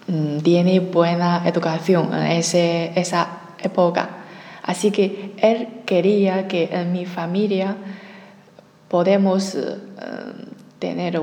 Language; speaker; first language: Spanish; non-native, learner; Chinese